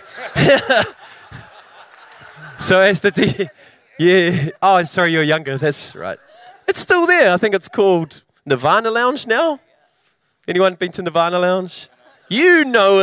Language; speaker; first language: English; native; English